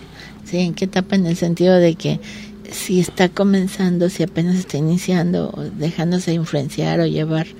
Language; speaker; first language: Spanish; native; Spanish